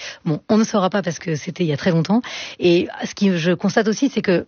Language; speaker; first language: French; native; French